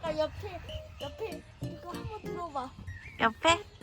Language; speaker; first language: Korean; native; Korean